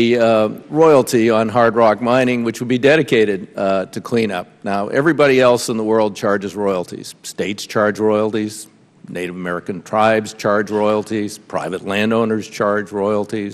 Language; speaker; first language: English; native; English